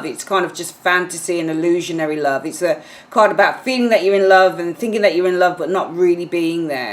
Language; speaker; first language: English; native; English